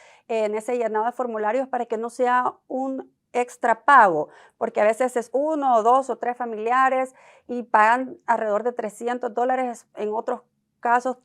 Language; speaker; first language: Spanish; native; Spanish